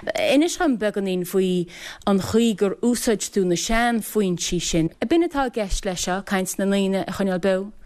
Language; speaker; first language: Irish; native; Irish